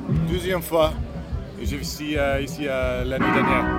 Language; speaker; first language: French; non-native, learner; English